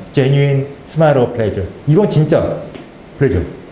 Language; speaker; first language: English; non-native, fluent; Korean